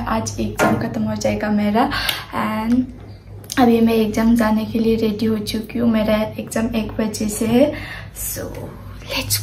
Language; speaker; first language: Hindi; non-native, local second language; Bodo